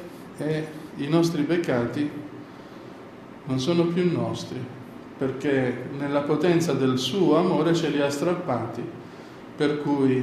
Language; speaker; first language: Italian; native; Italian